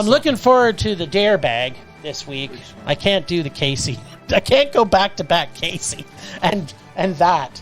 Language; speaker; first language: English; native; English